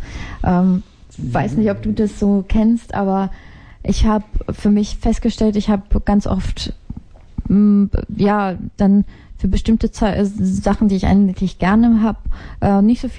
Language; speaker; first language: German; native; German